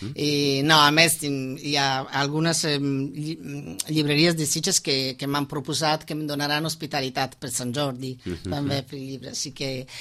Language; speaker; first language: Catalan; non-native, fluent; Italian